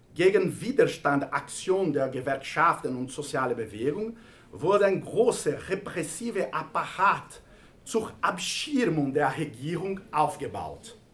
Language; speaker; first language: German; non-native, fluent; Portuguese